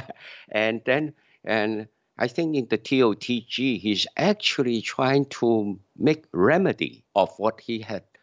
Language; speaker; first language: English; non-native, local second language; Cantonese